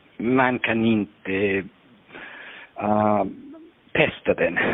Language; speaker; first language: Swedish; non-native, fluent; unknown